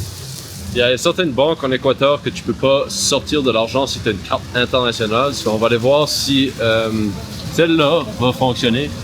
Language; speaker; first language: French; native; French